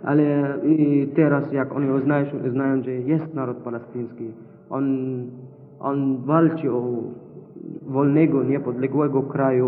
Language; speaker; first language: Polish; non-native, learner; Arabic